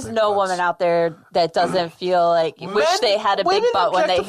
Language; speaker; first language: English; native; English